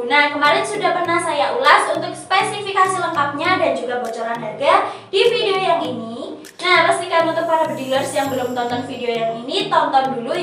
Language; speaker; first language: Indonesian; native; Indonesian